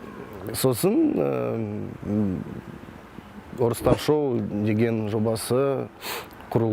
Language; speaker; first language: Kazakh; non-native, local second language; Russian